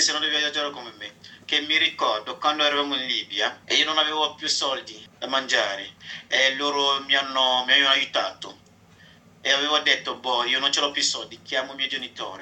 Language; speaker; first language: Italian; non-native, fluent; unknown